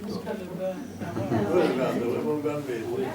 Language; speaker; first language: French; native; French